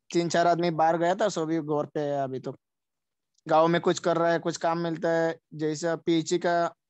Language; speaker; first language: Hindi; non-native, local second language; Sylheti